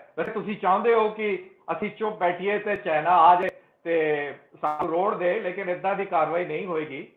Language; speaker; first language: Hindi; non-native, local second language; Punjabi